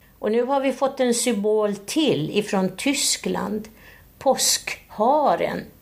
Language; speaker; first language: Swedish; native; Swedish